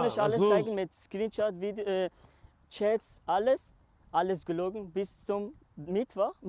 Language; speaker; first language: German; non-native, learner; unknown